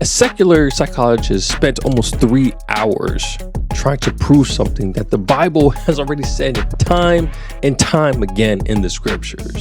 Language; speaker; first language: English; native; English